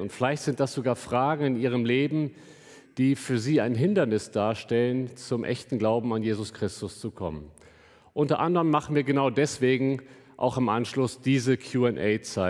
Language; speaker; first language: German; native; German